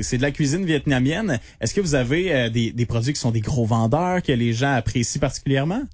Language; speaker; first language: French; native; French